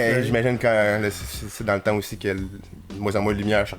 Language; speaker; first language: French; native; French